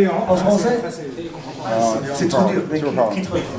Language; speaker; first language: French; non-native, learner; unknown